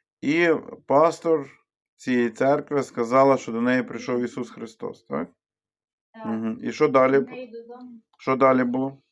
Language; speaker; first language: Ukrainian; native; Ukrainian